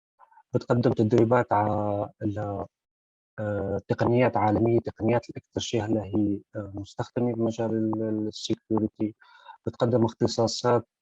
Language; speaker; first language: Arabic; native; Arabic